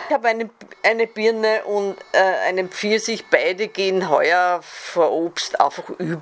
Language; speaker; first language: German; native; German